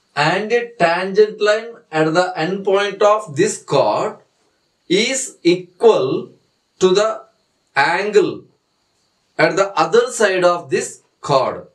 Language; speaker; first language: English; non-native, local second language; Kannada